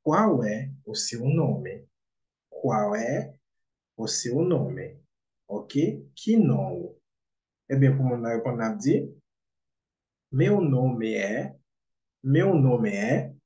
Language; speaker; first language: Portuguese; non-native, learner; Haitian Creole